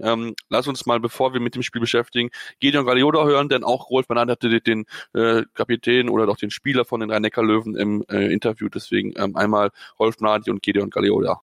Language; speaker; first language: German; native; German